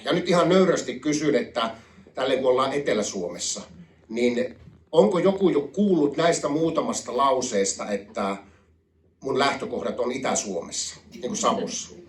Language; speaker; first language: Finnish; native; Finnish